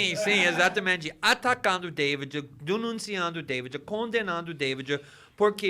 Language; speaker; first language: Portuguese; non-native, fluent; English